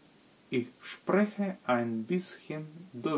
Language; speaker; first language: German; non-native, learner; Russian